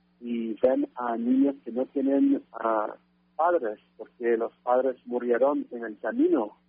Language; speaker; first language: Spanish; non-native, fluent; French